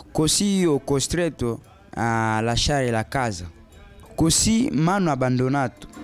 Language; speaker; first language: Italian; non-native, learner; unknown